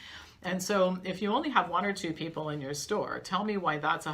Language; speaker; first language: English; native; English